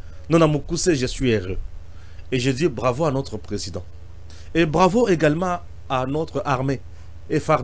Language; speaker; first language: French; non-native, local second language; Lingala